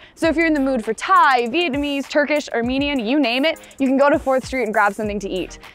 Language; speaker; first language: English; native; English